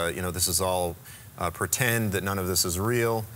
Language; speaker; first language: English; native; English